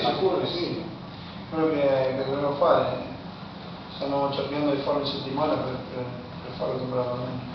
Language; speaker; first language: Italian; non-native, fluent; Spanish